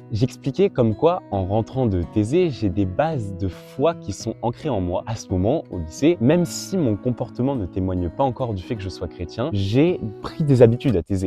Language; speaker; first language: French; native; French